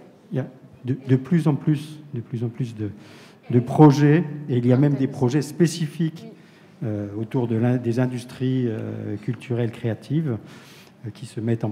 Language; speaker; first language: French; native; French